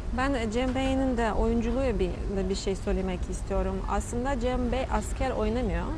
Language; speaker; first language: Turkish; non-native, learner; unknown